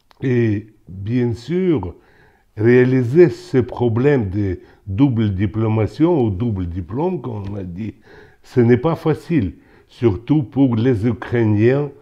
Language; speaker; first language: French; non-native, local second language; Ukrainian